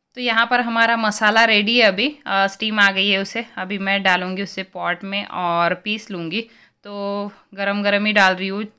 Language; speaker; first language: Hindi; native; Hindi